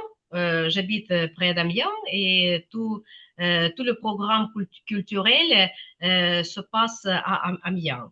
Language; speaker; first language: French; non-native, fluent; Ukrainian